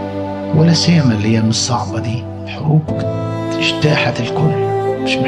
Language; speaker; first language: Arabic; native; Arabic